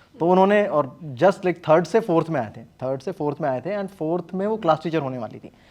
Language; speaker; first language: Hindi; native; Hindi